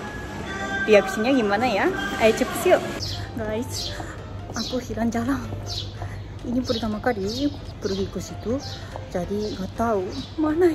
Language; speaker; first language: Indonesian; non-native, fluent; Japanese